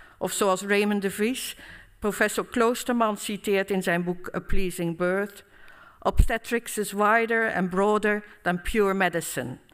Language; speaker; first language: Dutch; native; Dutch